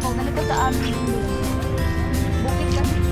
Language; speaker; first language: Filipino; non-native, local second language; Cebuano